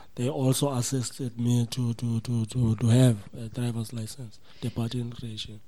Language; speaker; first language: English; non-native, local second language; Xhosa